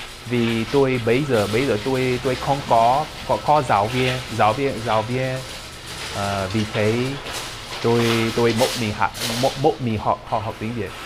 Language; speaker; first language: Vietnamese; non-native, learner; English